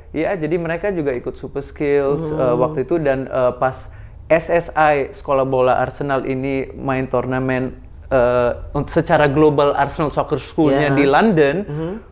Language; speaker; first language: Indonesian; early bilingual, other home language; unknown